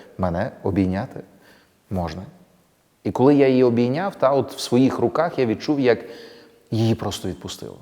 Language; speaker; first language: Ukrainian; native; Ukrainian